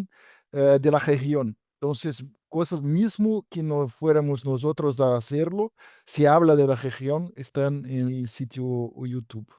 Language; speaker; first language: Spanish; non-native, fluent; Portuguese